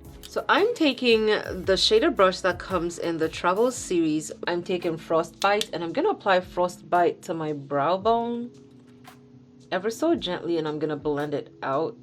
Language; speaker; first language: English; native; English